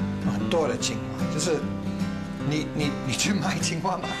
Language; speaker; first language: Chinese; non-native, learner; English